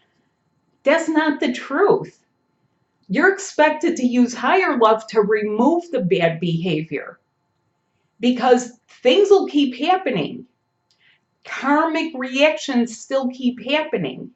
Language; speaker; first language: English; native; English